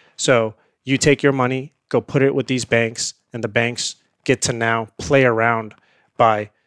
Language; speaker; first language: English; early bilingual, other home language; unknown